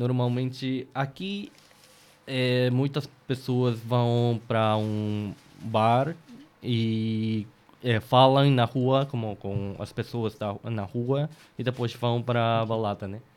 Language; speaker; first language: Portuguese; non-native, fluent; Korean